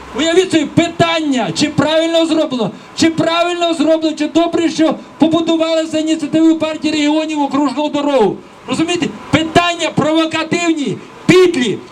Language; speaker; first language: Ukrainian; native; Ukrainian